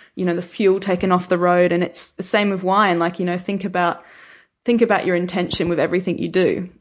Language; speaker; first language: English; native; English